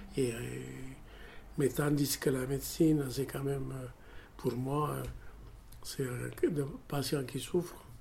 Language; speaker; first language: French; non-native, fluent; Amharic